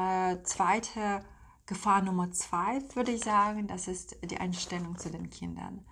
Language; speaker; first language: German; non-native, fluent; Russian